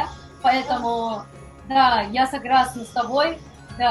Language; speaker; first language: Russian; non-native, fluent; Japanese